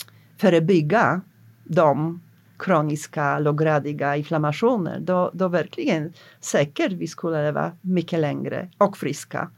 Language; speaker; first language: Swedish; non-native, fluent; Polish